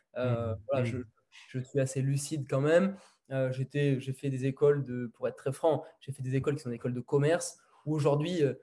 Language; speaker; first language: French; native; French